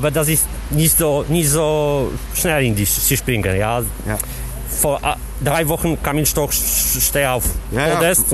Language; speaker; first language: German; non-native, learner; Polish